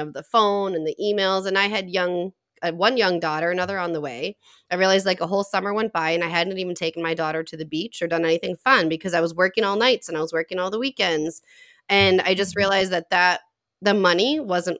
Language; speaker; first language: English; native; English